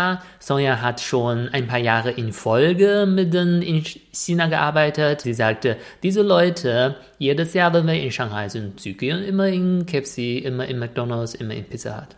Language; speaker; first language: German; non-native, fluent; Chinese